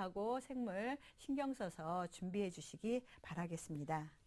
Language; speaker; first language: Korean; native; Korean